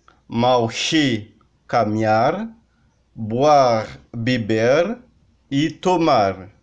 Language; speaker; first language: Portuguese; non-native, learner; Haitian Creole